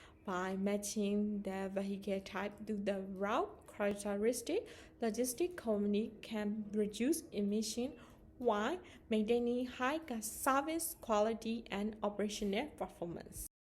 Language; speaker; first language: English; non-native, learner; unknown